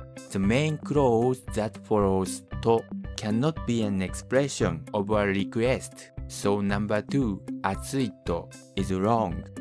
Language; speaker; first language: English; non-native, fluent; Japanese